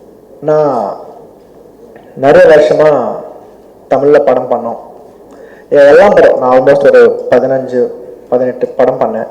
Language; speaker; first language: Tamil; non-native, local second language; Telugu